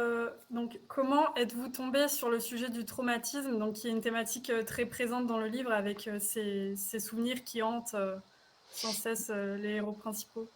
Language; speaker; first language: French; native; French